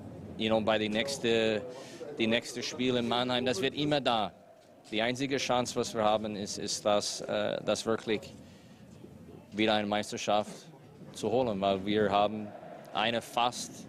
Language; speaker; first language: German; non-native, fluent; English